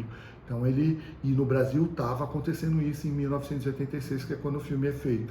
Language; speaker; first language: Portuguese; native; Portuguese